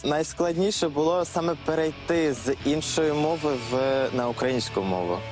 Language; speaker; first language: Ukrainian; non-native, fluent; Uzbek